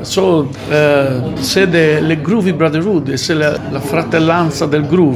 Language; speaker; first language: French; non-native, learner; Italian